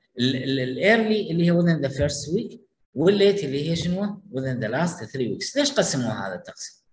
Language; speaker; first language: Arabic; native; Arabic